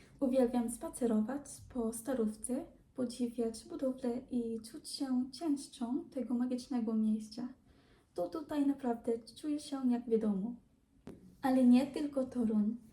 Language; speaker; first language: Polish; non-native, learner; Filipino